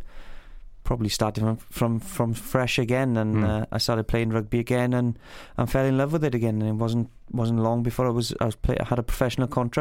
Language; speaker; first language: English; native; English